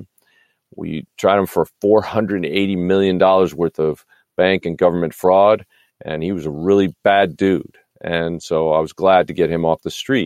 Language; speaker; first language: English; native; English